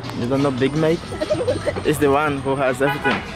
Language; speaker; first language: English; non-native, fluent; Portuguese